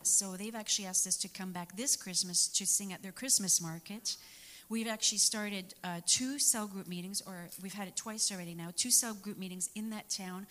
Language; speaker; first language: English; early bilingual, other home language; French